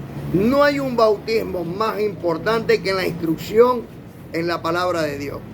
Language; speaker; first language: Spanish; native; Spanish